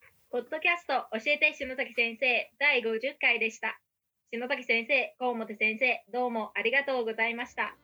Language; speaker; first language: Japanese; non-native, fluent; Chinese